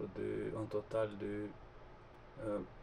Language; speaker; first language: French; non-native, fluent; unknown